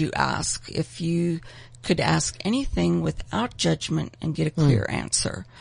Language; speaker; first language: English; native; English